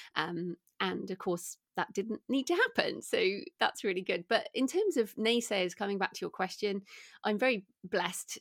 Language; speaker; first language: English; native; English